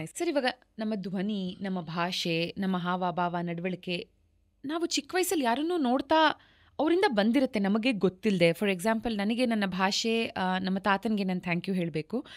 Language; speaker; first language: Kannada; native; Kannada